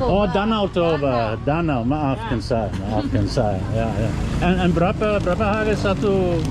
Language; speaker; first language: Indonesian; non-native, learner; English